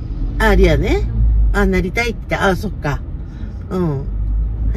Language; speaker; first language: Japanese; native; Japanese